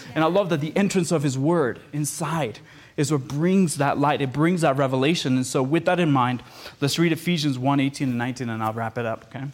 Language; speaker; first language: English; early bilingual, other home language; Spanish